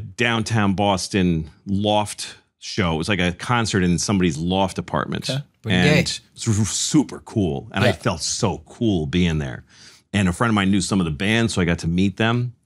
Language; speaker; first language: English; native; English